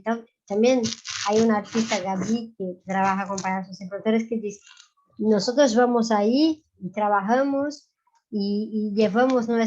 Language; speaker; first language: Spanish; non-native, fluent; Portuguese